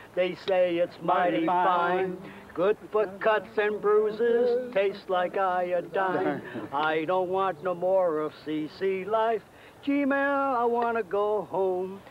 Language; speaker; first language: English; native; English